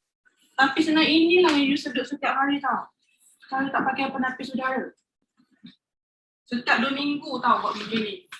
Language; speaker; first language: Malay; native; Malay